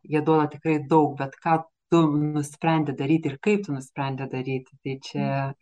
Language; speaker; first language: Lithuanian; native; Lithuanian